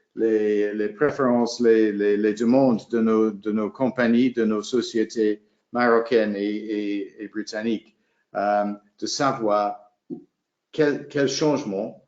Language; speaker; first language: French; non-native, fluent; English